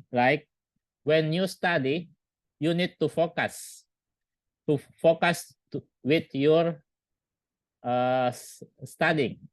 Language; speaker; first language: English; non-native, learner; Indonesian